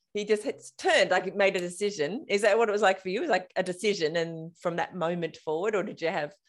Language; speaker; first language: English; native; English